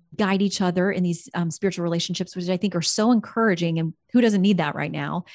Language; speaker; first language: English; native; English